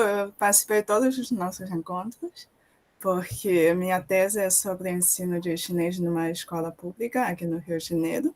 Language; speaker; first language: Portuguese; non-native, fluent; Chinese